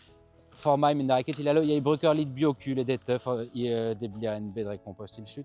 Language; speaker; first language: Norwegian; non-native, fluent; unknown